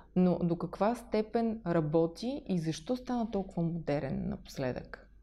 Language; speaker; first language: Bulgarian; native; Bulgarian